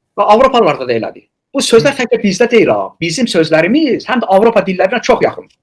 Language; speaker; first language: Azerbaijani; non-native, local second language; Talysh